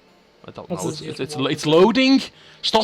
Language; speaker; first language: English; native; English